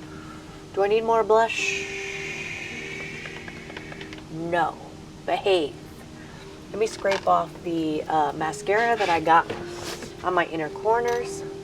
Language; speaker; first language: English; native; English